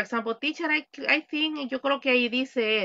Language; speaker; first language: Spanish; native; Spanish